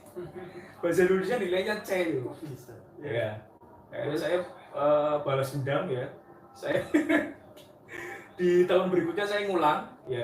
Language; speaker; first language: Indonesian; native; Indonesian